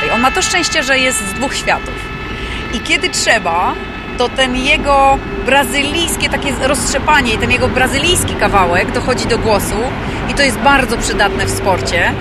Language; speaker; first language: Polish; native; Polish